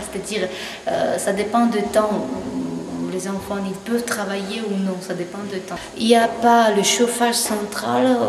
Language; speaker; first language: French; non-native, fluent; Georgian